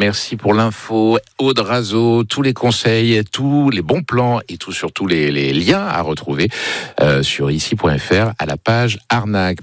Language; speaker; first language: French; native; French